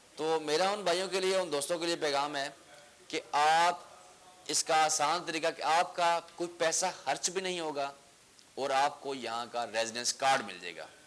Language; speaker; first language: Urdu; non-native, local second language; Punjabi